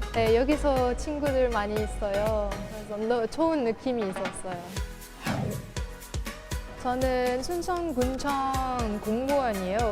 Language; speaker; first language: Korean; non-native, learner; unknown